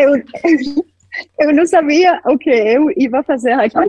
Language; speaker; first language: Portuguese; non-native, learner; Spanish